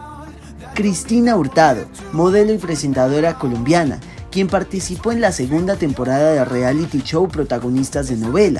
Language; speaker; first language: Spanish; native; Spanish